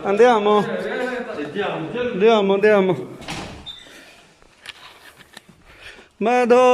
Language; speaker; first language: Italian; non-native, learner; Punjabi